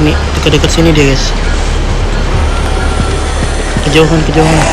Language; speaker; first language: Indonesian; native; Indonesian